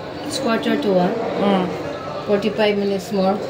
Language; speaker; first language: English; non-native, local second language; Filipino